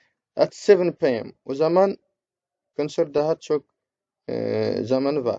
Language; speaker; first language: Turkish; non-native, fluent; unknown